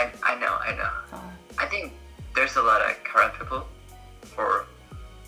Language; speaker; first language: English; non-native, learner; Korean